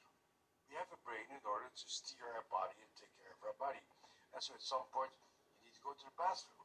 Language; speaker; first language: English; non-native, fluent; Dutch